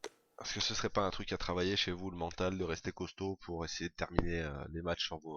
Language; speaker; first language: French; native; French